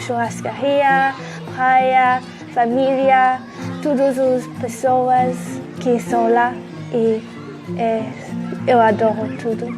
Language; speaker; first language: Portuguese; early bilingual, heritage; Portuguese